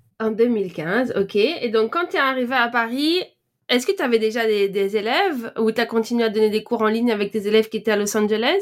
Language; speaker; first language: French; native; French